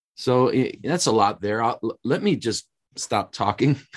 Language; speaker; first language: English; native; English